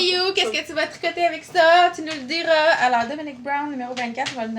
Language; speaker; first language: French; native; French